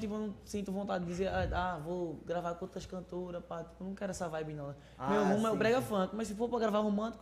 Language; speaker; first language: Portuguese; native; Portuguese